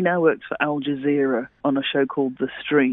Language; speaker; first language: English; native; English